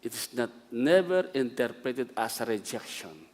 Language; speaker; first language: English; non-native, local second language; Filipino